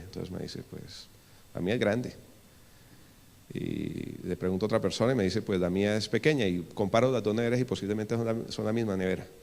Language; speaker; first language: Spanish; native; Spanish